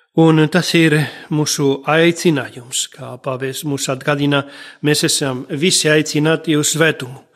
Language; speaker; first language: Latvian; non-native, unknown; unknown